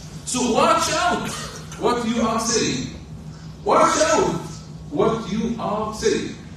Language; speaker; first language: English; non-native, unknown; Arabic